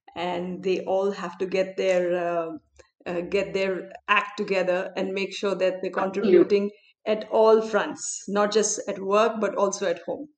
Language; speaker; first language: English; non-native, local second language; Hindi